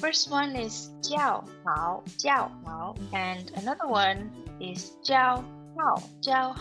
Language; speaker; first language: Chinese; non-native, learner; English